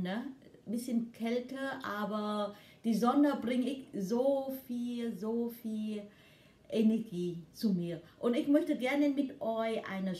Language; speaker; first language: German; non-native, learner; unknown